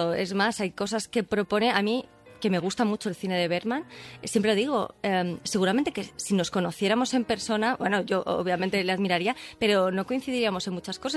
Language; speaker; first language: Spanish; native; Spanish